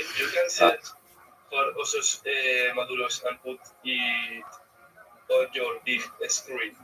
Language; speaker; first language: English; non-native, learner; Spanish